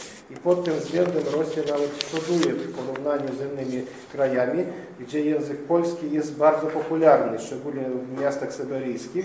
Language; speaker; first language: Polish; non-native, fluent; Russian